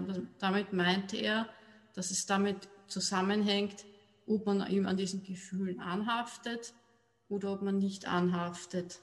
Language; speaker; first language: German; native; German